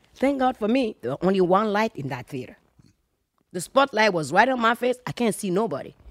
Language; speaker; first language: English; non-native, fluent; Fon